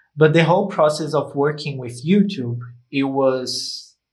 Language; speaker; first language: English; non-native, fluent; Portuguese